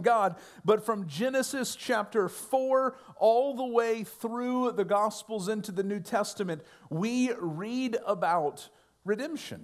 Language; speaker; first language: English; native; English